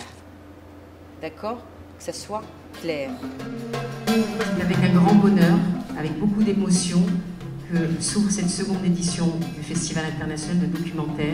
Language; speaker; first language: French; non-native, local second language; Arabic